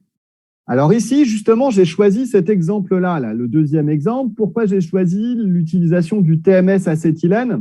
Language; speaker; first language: French; native; French